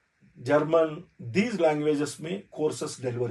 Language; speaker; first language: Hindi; non-native, learner; Telugu